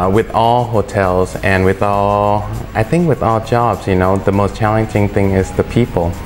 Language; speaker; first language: English; early bilingual, other home language; Thai